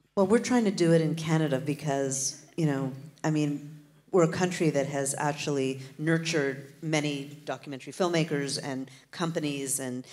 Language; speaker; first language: English; native; English